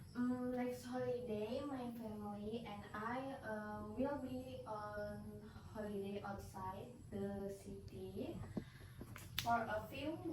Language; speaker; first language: English; non-native, learner; Indonesian